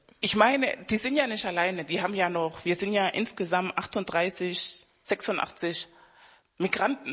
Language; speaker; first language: German; non-native, fluent; Spanish